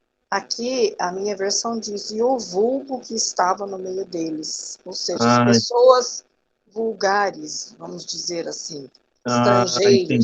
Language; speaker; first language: Portuguese; native; Portuguese